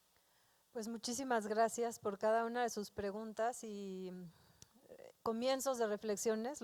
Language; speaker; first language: Spanish; native; Spanish